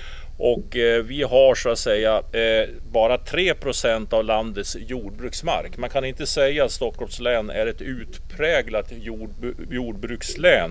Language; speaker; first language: Swedish; native; Swedish